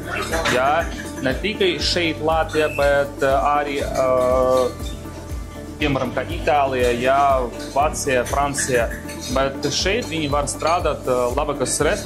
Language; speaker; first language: Latvian; non-native, local second language; Russian